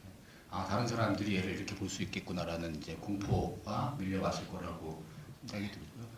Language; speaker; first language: Korean; native; Korean